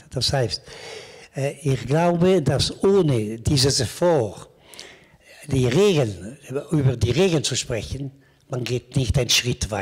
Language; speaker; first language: German; non-native, local second language; Italian